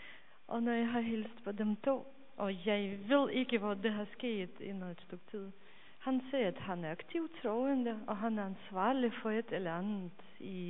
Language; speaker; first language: Danish; non-native, fluent; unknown